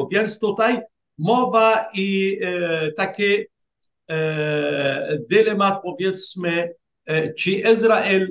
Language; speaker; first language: Polish; non-native, fluent; Arabic